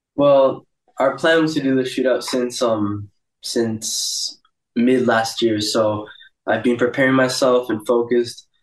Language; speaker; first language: English; early bilingual, other home language; Portuguese